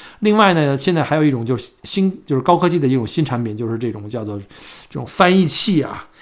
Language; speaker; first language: Chinese; native; Chinese